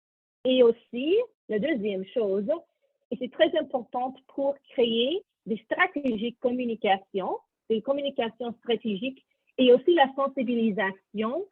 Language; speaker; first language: French; non-native, learner; English